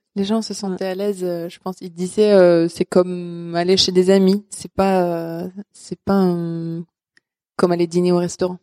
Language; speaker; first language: French; non-native, fluent; Swedish